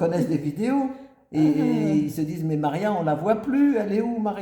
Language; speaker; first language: French; native; French